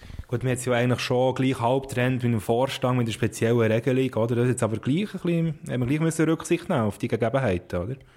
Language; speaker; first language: German; native; German